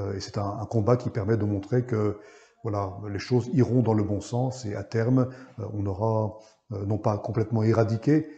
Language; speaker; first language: French; native; French